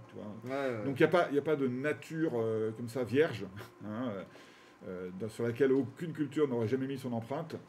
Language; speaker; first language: French; native; French